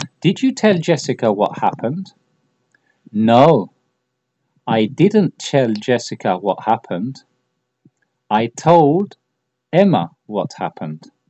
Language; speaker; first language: English; native; English